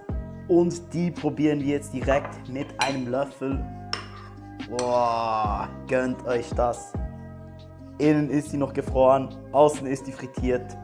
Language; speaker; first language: German; native; German